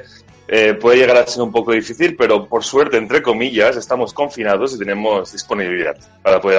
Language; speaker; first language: Spanish; native; Spanish